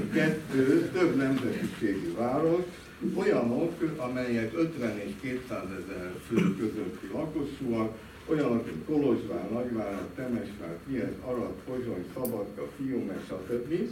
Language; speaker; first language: Hungarian; native; Hungarian